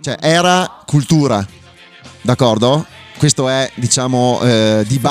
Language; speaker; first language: Italian; native; Italian